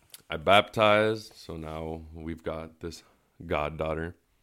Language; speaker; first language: English; early bilingual, other home language; Spanish